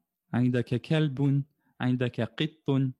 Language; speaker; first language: Arabic; non-native, fluent; French